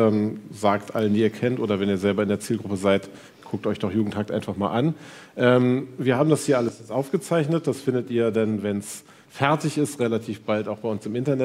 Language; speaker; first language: German; native; German